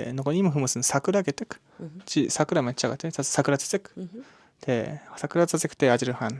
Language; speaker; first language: Mongolian; non-native, learner; Japanese